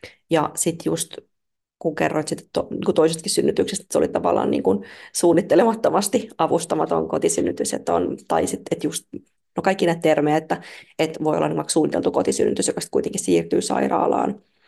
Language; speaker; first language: Finnish; native; Finnish